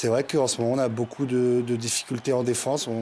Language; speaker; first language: French; native; French